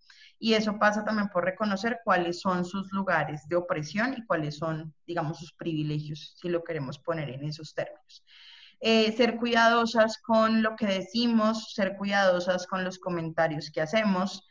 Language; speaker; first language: Spanish; native; Spanish